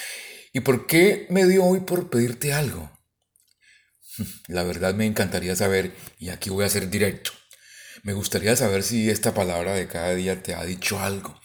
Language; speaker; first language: Spanish; native; Spanish